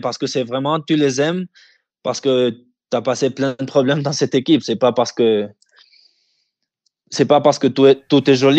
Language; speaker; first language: French; early bilingual, heritage; French